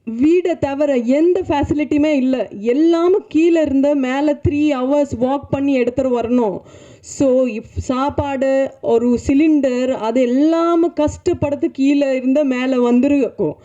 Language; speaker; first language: Tamil; non-native, learner; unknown